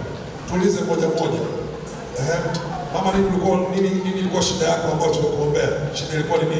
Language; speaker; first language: Swahili; native; Swahili